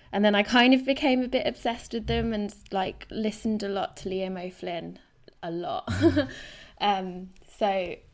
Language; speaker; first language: English; native; English